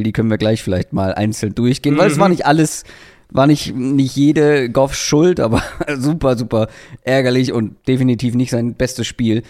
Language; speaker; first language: German; native; German